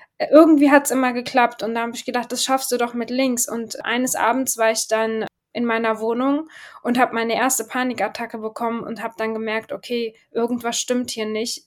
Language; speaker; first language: German; early bilingual, other home language; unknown